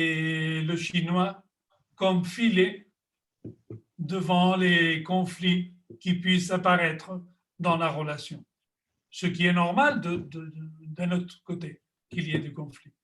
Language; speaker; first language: French; non-native, fluent; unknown